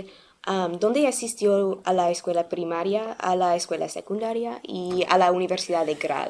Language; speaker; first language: Spanish; non-native, learner; English